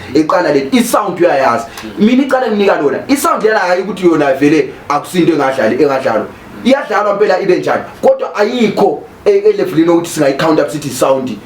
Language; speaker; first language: Zulu; native; Zulu